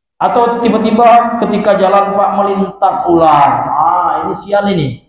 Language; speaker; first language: Indonesian; non-native, local second language; Minangkabau